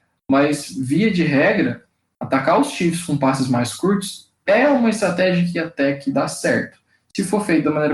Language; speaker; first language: Portuguese; native; Portuguese